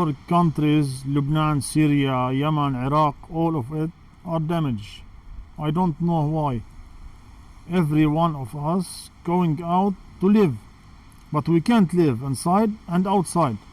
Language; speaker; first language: English; non-native, learner; Arabic